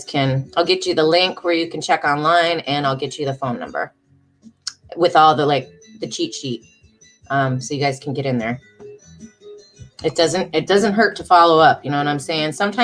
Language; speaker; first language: English; native; English